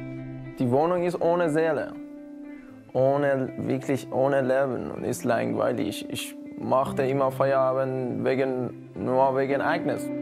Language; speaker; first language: German; non-native, learner; Persian